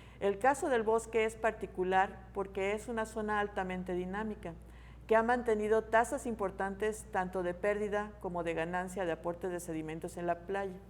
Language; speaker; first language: Spanish; native; Spanish